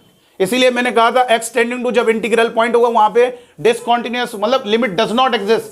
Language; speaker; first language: Hindi; native; Hindi